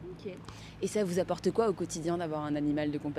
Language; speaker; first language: French; native; French